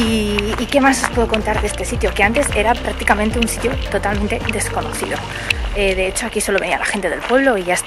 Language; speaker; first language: Spanish; native; Spanish